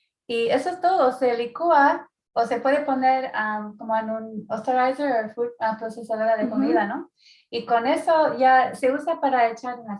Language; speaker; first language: Spanish; early bilingual, heritage; Spanish